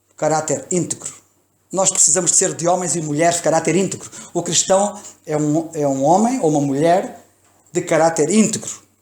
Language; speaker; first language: Portuguese; native; Portuguese